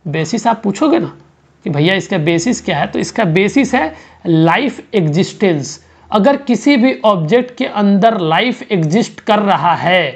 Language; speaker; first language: Hindi; native; Hindi